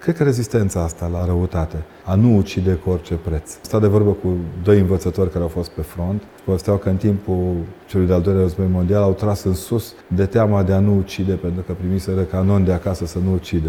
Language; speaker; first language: Romanian; native; Romanian